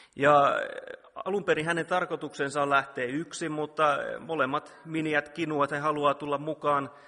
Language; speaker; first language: Finnish; native; Finnish